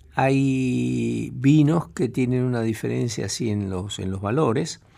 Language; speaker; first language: Spanish; native; Spanish